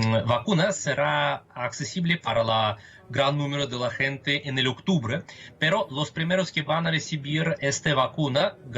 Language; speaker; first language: Spanish; non-native, fluent; Russian